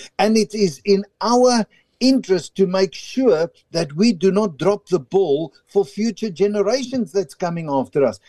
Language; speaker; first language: English; non-native, local second language; Afrikaans